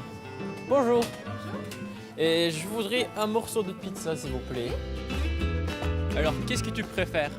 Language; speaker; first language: French; non-native, local second language; German